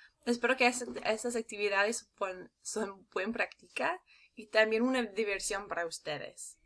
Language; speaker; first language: Spanish; non-native, learner; English